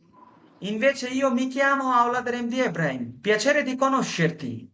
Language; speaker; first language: Italian; non-native, fluent; Bangla